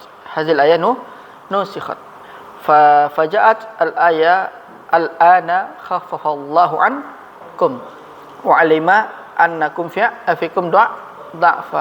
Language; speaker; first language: Arabic; non-native, fluent; Indonesian